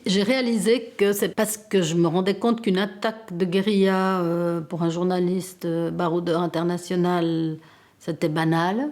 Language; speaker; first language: French; early bilingual, other home language; Italian